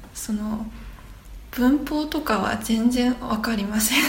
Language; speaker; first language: Japanese; early bilingual, other home language; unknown